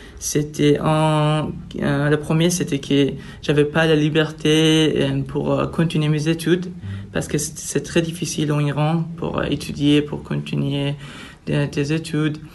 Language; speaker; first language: French; non-native, fluent; Persian